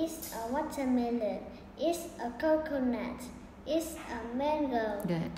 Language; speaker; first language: English; non-native, learner; Vietnamese